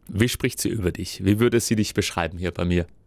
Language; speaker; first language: German; native; German